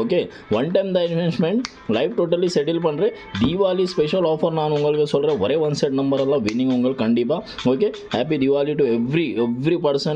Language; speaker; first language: Tamil; non-native, local second language; Malayalam